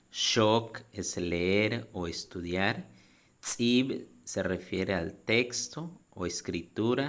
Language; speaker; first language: Spanish; non-native, local second language; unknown